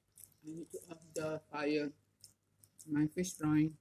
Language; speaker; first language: English; non-native, local second language; Malay